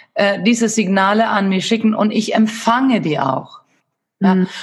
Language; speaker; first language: German; non-native, fluent; Swedish